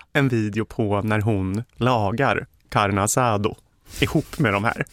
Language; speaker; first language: Swedish; native; Swedish